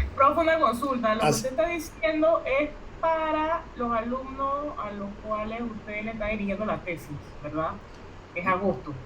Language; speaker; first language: Spanish; native; Spanish